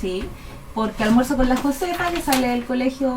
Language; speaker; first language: Spanish; native; Spanish